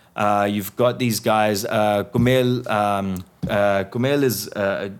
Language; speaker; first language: English; early bilingual, other home language; Sindhi